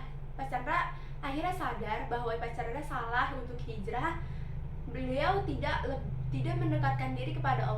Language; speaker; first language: Indonesian; native; Indonesian